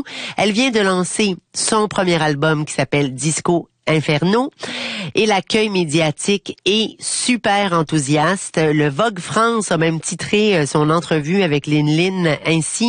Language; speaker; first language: French; native; French